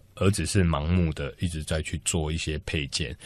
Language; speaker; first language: Chinese; native; Chinese